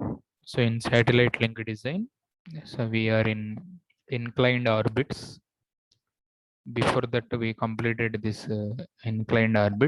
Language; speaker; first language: English; non-native, local second language; Telugu